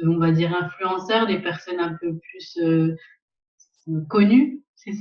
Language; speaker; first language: French; native; French